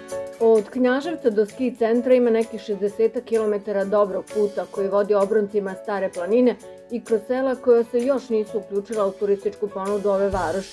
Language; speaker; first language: Serbian; native; Serbian